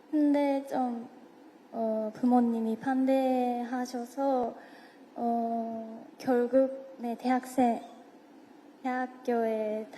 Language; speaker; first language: Korean; non-native, fluent; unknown